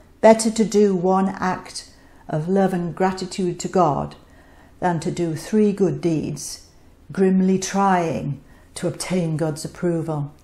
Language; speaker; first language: English; native; English